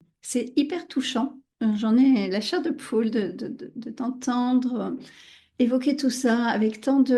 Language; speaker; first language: French; native; French